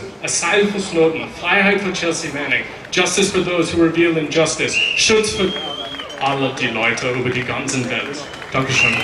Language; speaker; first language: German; non-native, learner; English